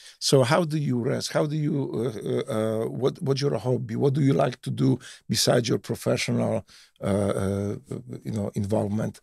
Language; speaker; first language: English; non-native, fluent; Polish